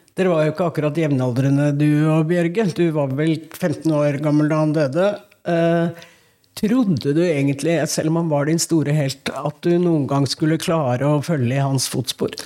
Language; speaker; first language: Norwegian; native; Norwegian